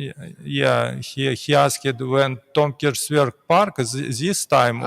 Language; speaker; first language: English; non-native, learner; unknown